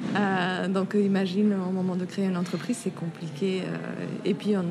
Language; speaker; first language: French; non-native, fluent; Spanish